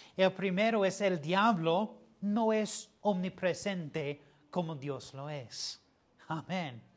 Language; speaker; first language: Spanish; non-native, fluent; English